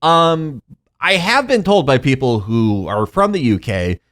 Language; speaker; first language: English; native; English